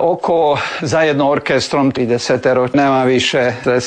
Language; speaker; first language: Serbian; early bilingual, heritage; Croatian